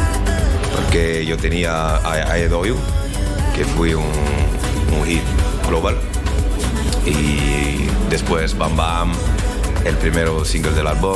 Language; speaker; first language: Spanish; non-native, learner; French